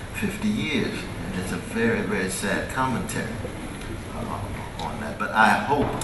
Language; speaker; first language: English; native; English